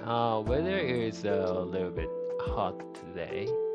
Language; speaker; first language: English; non-native, learner; Japanese